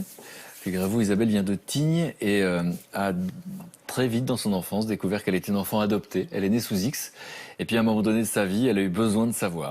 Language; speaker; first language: French; native; French